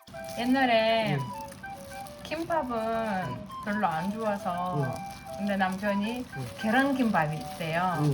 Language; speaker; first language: Korean; non-native, learner; Russian